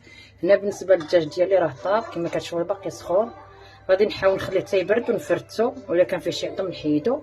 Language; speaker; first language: Arabic; native; Arabic